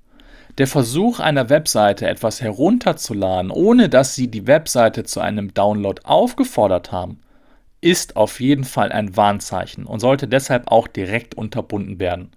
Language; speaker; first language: German; native; German